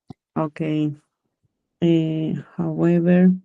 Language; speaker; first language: English; non-native, learner; Spanish